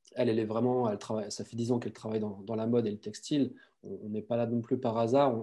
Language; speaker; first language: French; native; French